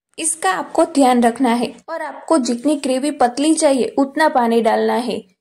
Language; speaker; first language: Hindi; non-native, local second language; Gujarati